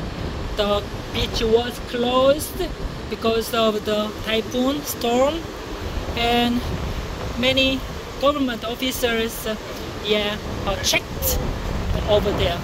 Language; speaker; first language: English; non-native, learner; Korean